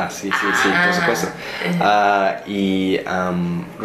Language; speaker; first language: Spanish; non-native, learner; English